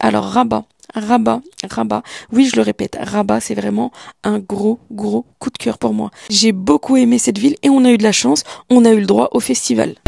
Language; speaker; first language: French; early bilingual, other home language; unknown